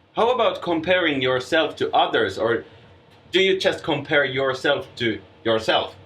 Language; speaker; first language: English; non-native, fluent; Finnish